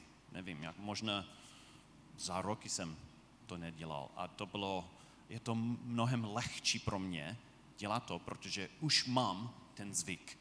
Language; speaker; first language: Czech; non-native, fluent; English